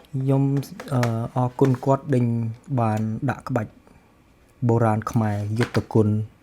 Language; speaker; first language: Khmer; early bilingual, heritage; Khmer